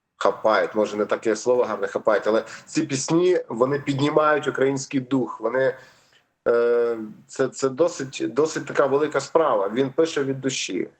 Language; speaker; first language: Ukrainian; native; Ukrainian